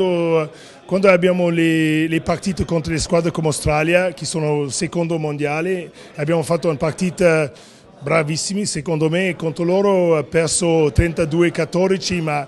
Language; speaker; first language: Italian; non-native, learner; English